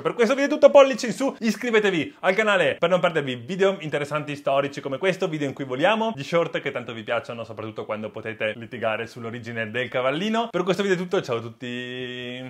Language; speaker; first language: Italian; native; Italian